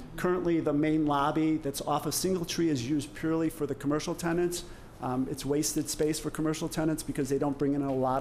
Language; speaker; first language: English; native; English